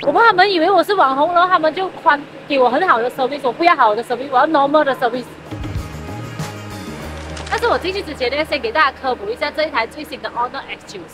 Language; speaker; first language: Chinese; native; Chinese